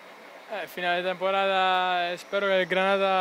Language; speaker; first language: Spanish; non-native, learner; Italian